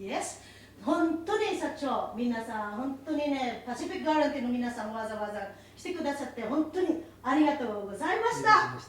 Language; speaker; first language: Japanese; non-native, learner; Filipino